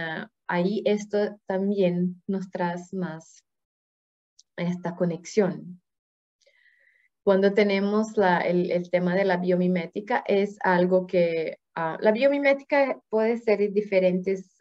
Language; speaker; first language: Spanish; non-native, fluent; Portuguese